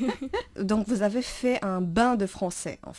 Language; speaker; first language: French; non-native, fluent; Romanian